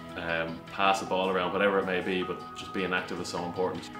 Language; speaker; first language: English; native; English